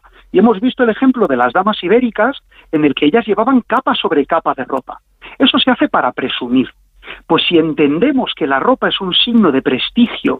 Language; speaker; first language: Spanish; native; Spanish